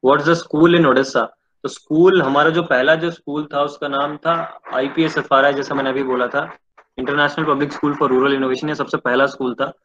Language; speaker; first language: Hindi; non-native, local second language; Odia